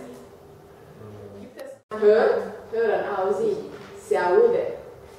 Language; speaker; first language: German; non-native, fluent; Romanian